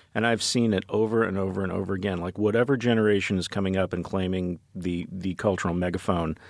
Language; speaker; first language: English; native; English